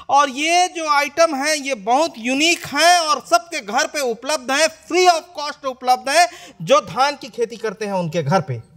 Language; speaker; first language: Hindi; native; Hindi